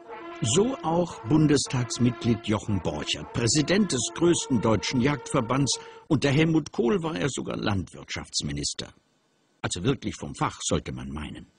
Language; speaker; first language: German; native; German